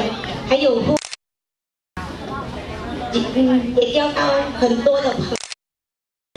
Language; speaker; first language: Chinese; non-native, fluent; Vietnamese